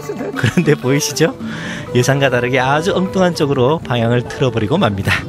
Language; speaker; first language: Korean; native; Korean